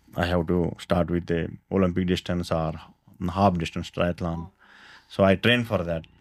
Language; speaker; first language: English; non-native, local second language; Kannada